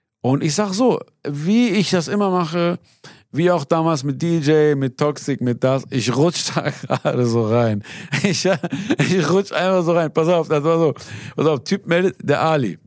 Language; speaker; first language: German; early bilingual, other home language; Persian